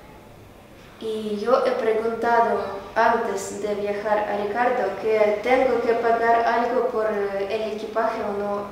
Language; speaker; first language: Spanish; non-native, learner; Ukrainian